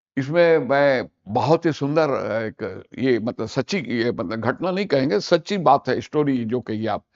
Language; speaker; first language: Hindi; native; Hindi